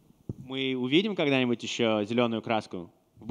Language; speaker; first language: Russian; native; Russian